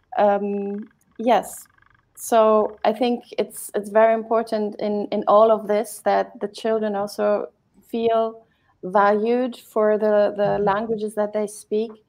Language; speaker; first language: English; non-native, fluent; German